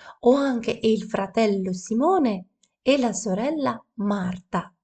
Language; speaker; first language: Italian; non-native, fluent; Ukrainian